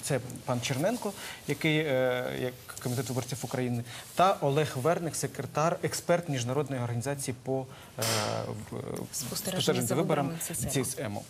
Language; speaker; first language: Ukrainian; native; Ukrainian